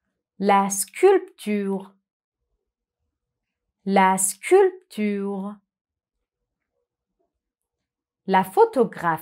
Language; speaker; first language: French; non-native, fluent; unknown